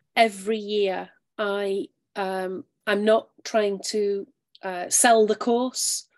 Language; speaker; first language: English; native; English